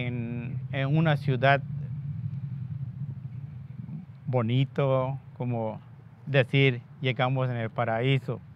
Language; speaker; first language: Spanish; non-native, local second language; Yucateco